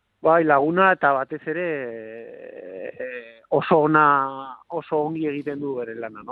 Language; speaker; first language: Basque; non-native, local second language; Spanish